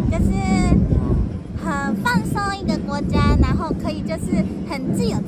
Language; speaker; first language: Chinese; early bilingual, heritage; Japanese